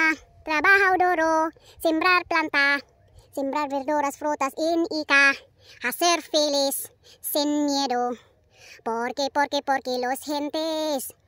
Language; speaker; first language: Spanish; non-native, learner; Cebuano